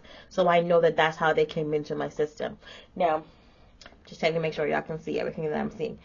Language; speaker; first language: English; native; English